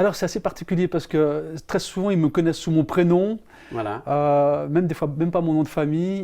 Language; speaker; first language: French; native; French